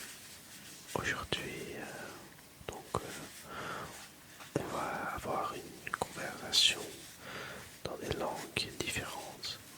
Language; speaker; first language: French; early bilingual, other home language; Dutch